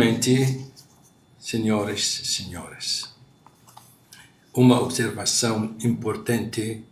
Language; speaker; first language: Portuguese; non-native, fluent; Arabic